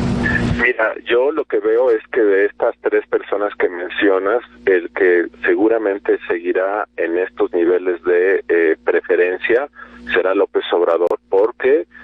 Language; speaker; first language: Spanish; native; Spanish